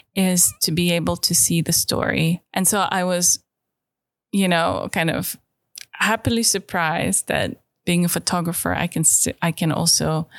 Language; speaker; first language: English; non-native, fluent; Russian